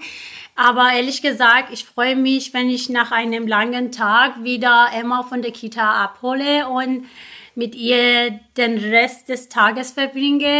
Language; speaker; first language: German; non-native, fluent; Persian